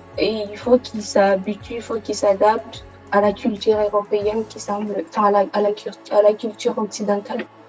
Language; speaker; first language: French; non-native, local second language; Lingala